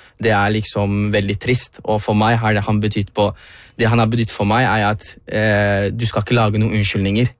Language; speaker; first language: Norwegian; early bilingual, other home language; Somali